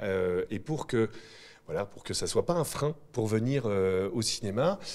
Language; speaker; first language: French; native; French